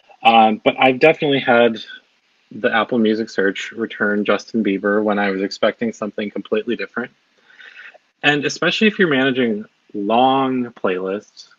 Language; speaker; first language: English; native; English